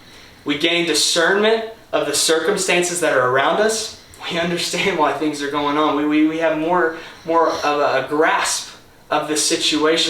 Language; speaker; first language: English; native; English